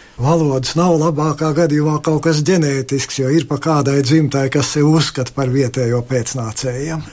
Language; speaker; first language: Latvian; native; Latvian